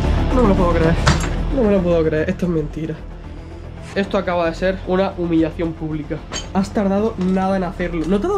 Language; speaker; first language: Spanish; native; Spanish